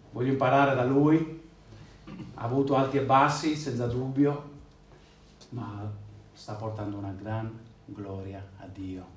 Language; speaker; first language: Italian; non-native, fluent; Spanish